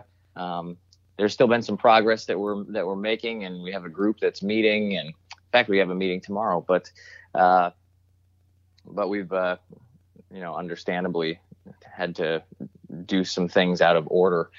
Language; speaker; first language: English; native; English